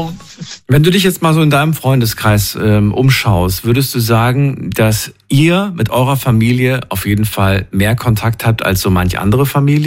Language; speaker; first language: German; native; German